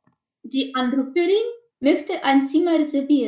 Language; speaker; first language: German; non-native, learner; Macedonian